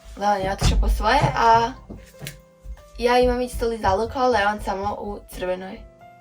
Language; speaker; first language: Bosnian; early bilingual, heritage; Serbian